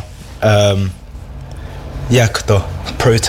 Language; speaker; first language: Polish; early bilingual, heritage; English